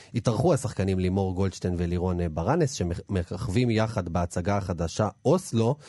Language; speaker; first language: Hebrew; native; Hebrew